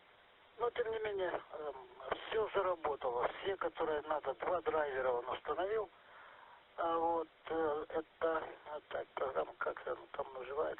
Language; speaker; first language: Russian; native; Russian